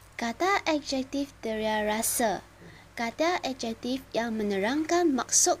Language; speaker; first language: Indonesian; non-native, local second language; Chinese